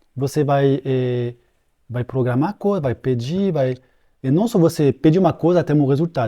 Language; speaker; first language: Portuguese; non-native, fluent; French